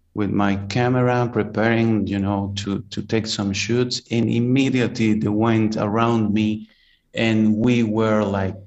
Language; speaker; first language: English; non-native, fluent; Spanish